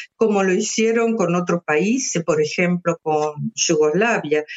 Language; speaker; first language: Spanish; native; Spanish